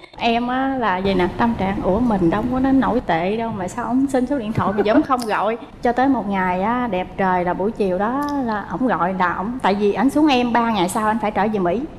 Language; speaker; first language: Vietnamese; native; Vietnamese